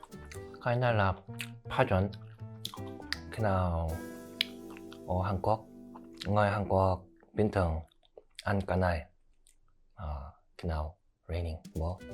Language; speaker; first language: Vietnamese; non-native, learner; Korean